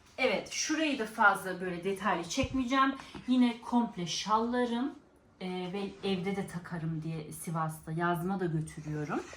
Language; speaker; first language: Turkish; native; Turkish